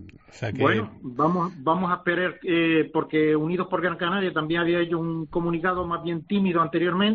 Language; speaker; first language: Spanish; native; Spanish